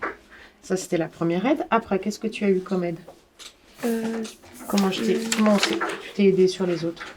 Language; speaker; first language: French; native; French